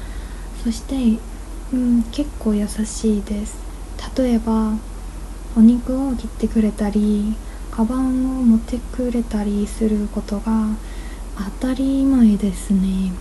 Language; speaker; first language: Japanese; non-native, fluent; Korean